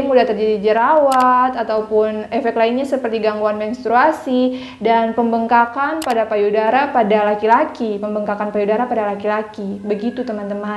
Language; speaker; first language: Indonesian; native; Indonesian